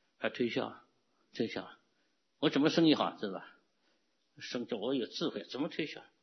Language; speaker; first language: Chinese; non-native, local second language; Cantonese